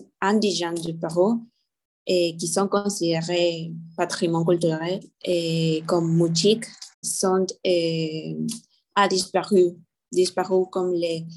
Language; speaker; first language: French; non-native, learner; Spanish